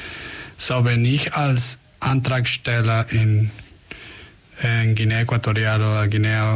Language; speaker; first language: German; non-native, fluent; Spanish